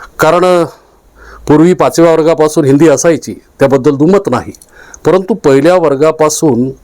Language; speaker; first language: Marathi; non-native, local second language; Urdu